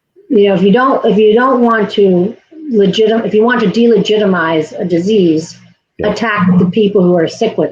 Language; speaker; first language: English; native; English